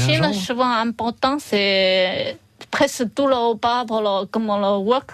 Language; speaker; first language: French; non-native, learner; Chinese